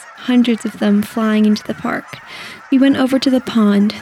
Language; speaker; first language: English; native; English